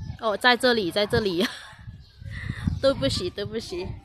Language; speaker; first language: Chinese; non-native, learner; Thai